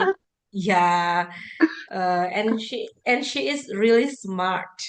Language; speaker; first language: English; non-native, learner; Indonesian